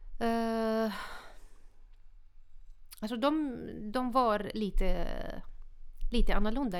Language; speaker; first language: Swedish; non-native, fluent; Arabic